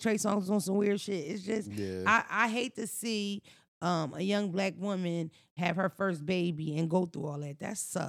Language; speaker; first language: English; native; English